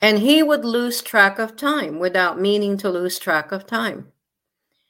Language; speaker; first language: English; non-native, local second language; Filipino